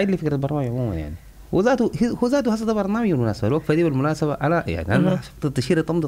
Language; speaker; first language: Arabic; native; Arabic